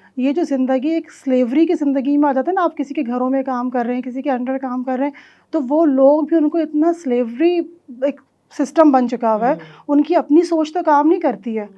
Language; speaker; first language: Urdu; native; Urdu